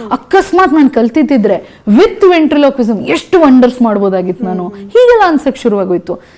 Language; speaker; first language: Kannada; native; Kannada